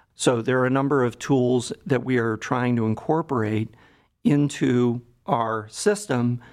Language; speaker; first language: English; native; English